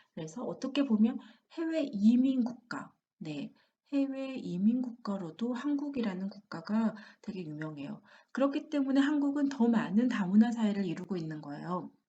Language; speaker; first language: Korean; native; Korean